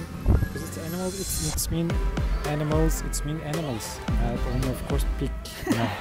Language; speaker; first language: English; non-native, fluent; Turkish